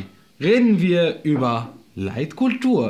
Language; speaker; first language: German; non-native, fluent; Arabic